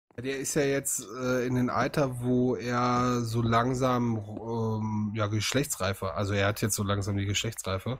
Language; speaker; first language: German; native; German